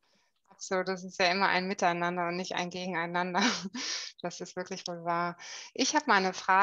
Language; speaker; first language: German; native; German